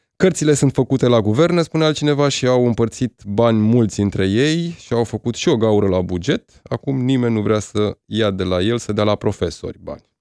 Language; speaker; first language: Romanian; native; Romanian